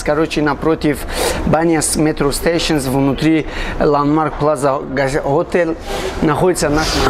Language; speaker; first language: Russian; non-native, fluent; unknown